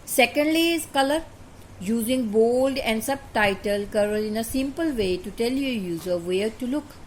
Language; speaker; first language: English; non-native, local second language; Punjabi